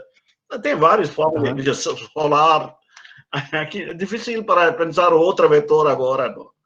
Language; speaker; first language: Portuguese; non-native, fluent; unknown